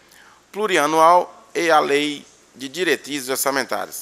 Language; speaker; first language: Portuguese; native; Portuguese